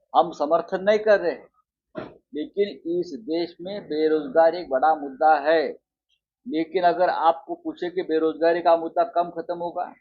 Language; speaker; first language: Hindi; non-native, local second language; Marathi